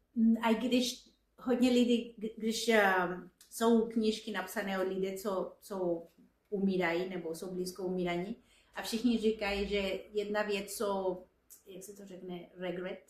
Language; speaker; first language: Czech; non-native, fluent; Spanish